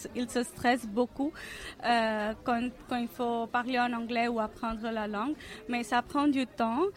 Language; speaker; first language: French; non-native, fluent; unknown